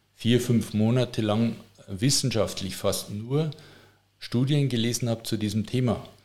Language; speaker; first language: German; native; German